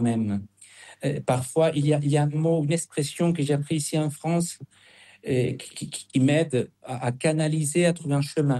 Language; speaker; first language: French; non-native, fluent; Spanish